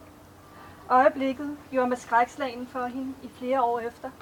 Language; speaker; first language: Danish; native; Danish